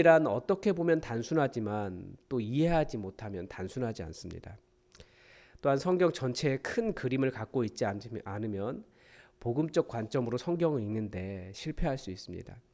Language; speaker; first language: Korean; native; Korean